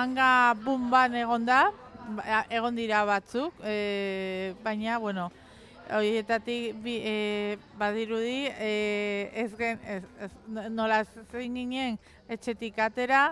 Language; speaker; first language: Basque; non-native, local second language; Spanish